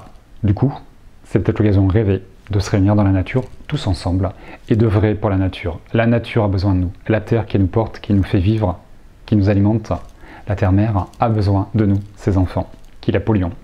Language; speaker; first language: French; native; French